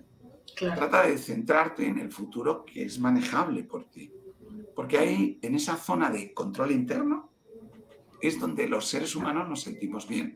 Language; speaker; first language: Spanish; native; Spanish